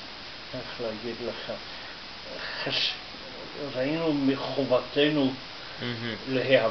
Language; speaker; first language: Hebrew; non-native, fluent; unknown